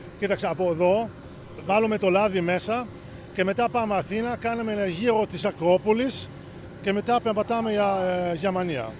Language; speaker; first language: Greek; early bilingual, heritage; Greek